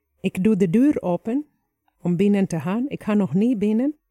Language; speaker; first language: Dutch; non-native, fluent; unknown